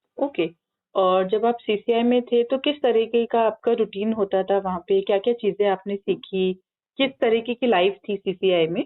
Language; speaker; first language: Hindi; native; Hindi